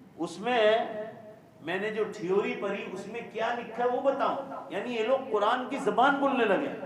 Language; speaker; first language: Urdu; non-native, local second language; Gujarati